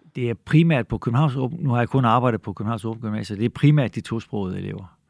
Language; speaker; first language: Danish; native; Danish